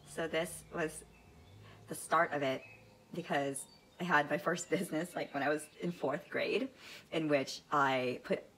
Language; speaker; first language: English; native; English